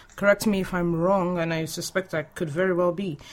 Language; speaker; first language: English; non-native, local second language; Yoruba